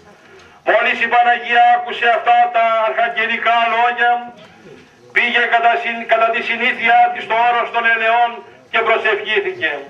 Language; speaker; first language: Greek; native; Greek